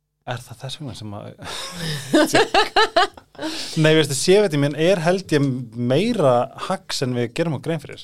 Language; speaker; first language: Icelandic; native; Icelandic